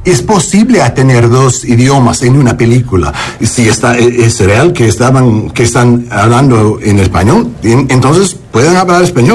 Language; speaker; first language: Spanish; non-native, learner; English